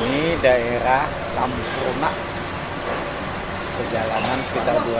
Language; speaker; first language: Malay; non-native, local second language; Banjar